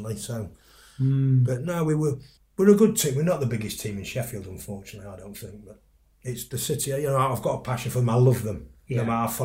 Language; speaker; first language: English; native; English